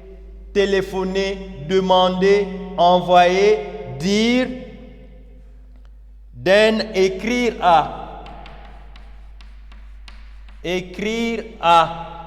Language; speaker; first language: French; non-native, learner; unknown